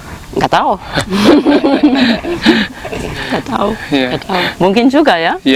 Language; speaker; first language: Indonesian; non-native, fluent; German